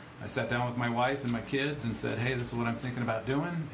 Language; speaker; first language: English; native; English